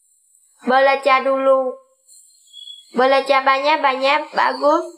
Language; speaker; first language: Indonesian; non-native, learner; Vietnamese